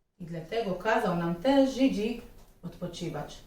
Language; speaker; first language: Polish; non-native, learner; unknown